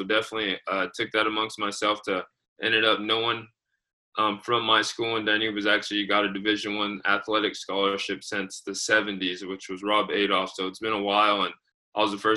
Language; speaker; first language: English; native; English